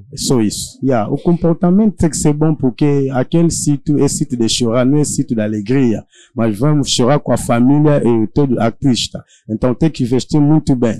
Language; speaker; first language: Portuguese; non-native, learner; Lingala